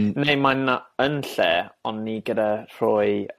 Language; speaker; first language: Welsh; non-native, learner; English